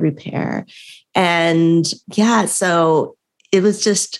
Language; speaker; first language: English; native; English